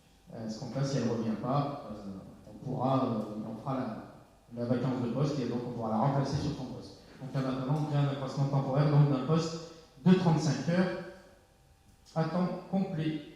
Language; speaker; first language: French; native; French